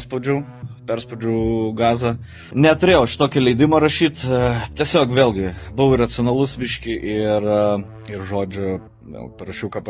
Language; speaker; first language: Lithuanian; native; Lithuanian